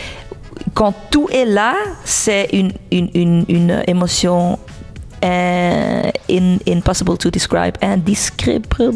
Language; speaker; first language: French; non-native, local second language; Dutch